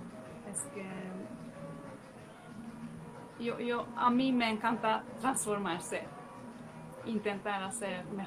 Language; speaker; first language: Spanish; non-native, fluent; Hungarian